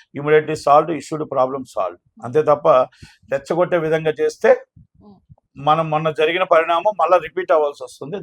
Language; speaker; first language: Telugu; native; Telugu